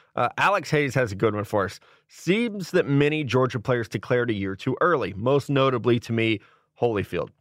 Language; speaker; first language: English; native; English